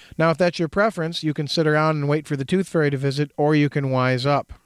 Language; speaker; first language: English; native; English